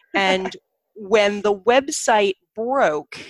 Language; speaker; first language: English; native; English